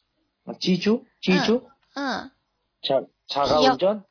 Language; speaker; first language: Chinese; non-native, learner; Korean